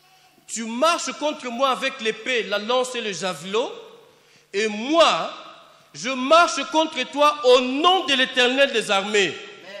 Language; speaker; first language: French; non-native, local second language; Lingala